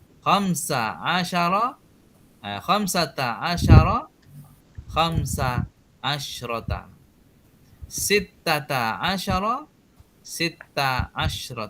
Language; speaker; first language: Arabic; non-native, fluent; Indonesian